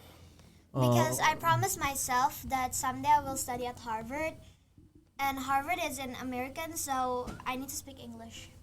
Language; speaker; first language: English; non-native, fluent; Indonesian